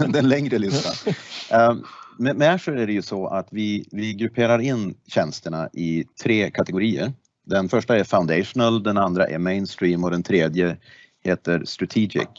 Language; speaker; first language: Swedish; native; Swedish